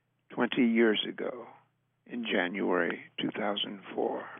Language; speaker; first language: English; native; English